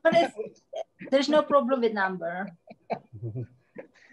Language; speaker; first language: English; non-native, learner; Indonesian